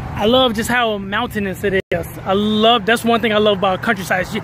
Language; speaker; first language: English; native; English